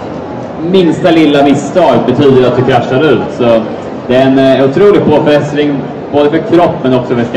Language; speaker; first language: Swedish; native; Swedish